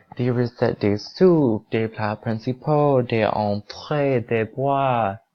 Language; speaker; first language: French; non-native, learner; English